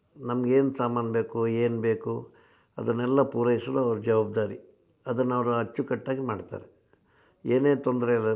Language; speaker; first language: Kannada; non-native, local second language; Konkani